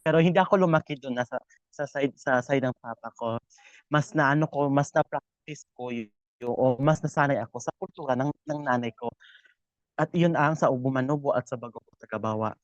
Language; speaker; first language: Filipino; non-native, local second language; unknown